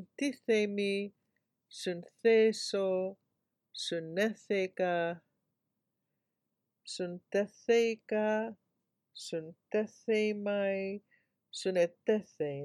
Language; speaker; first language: Greek; non-native, fluent; English